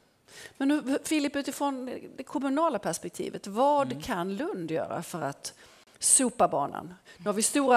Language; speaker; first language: Swedish; native; Swedish